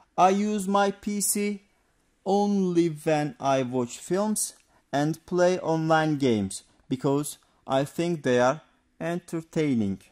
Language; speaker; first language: English; non-native, fluent; Turkish